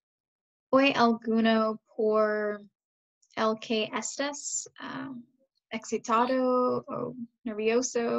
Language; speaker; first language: Spanish; non-native, learner; English